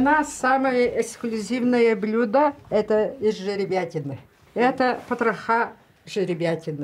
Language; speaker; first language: Russian; non-native, local second language; Yakut